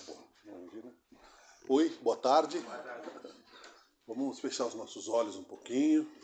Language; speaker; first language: Portuguese; native; Portuguese